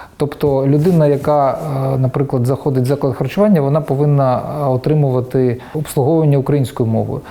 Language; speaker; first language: Ukrainian; non-native, local second language; Russian